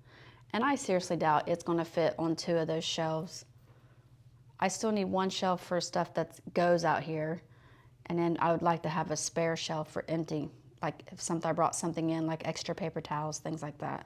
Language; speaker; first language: English; native; English